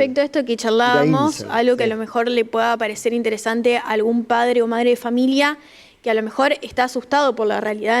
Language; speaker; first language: Spanish; native; Spanish